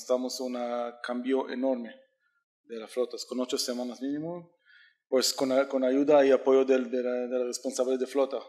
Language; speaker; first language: Spanish; non-native, learner; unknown